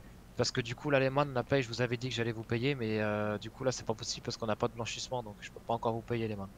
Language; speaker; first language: French; native; French